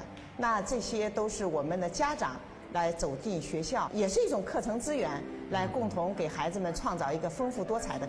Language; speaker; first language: Chinese; native; Chinese